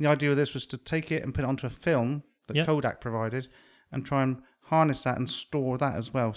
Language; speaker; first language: English; native; English